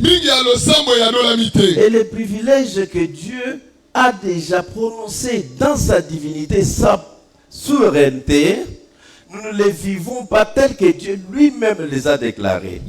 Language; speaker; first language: French; non-native, local second language; Luba-Lulua